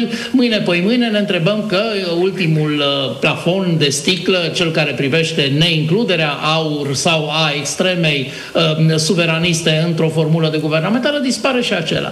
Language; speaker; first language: Romanian; native; Romanian